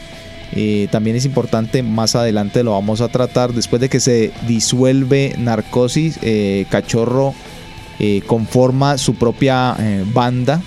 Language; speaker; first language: Spanish; native; Spanish